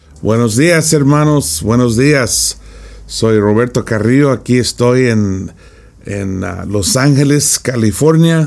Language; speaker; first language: Spanish; non-native, fluent; English